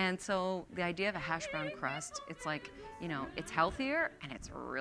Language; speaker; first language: English; native; English